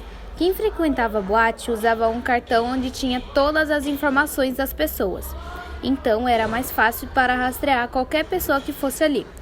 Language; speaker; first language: Portuguese; native; Portuguese